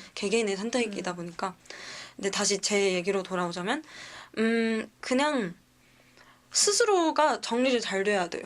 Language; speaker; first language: Korean; native; Korean